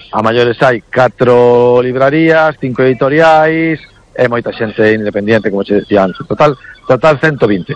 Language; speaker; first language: Galician; non-native, local second language; Spanish